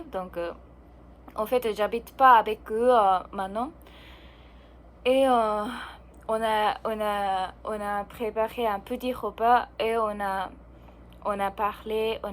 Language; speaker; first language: French; non-native, learner; Japanese